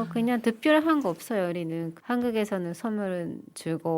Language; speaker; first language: Korean; non-native, fluent; Japanese